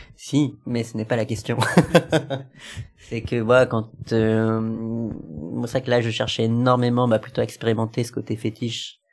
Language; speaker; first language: French; native; French